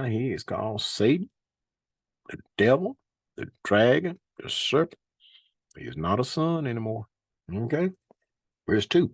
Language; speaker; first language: English; native; English